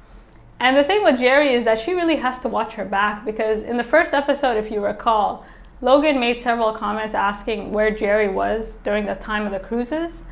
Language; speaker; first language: English; native; English